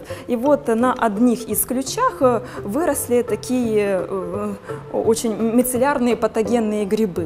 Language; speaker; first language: Russian; native; Russian